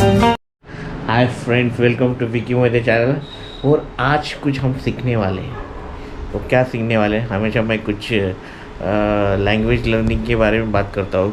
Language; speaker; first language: Hindi; non-native, local second language; Marathi